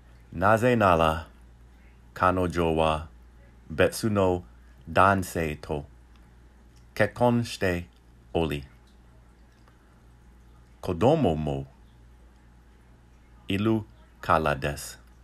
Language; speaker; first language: Japanese; non-native, learner; English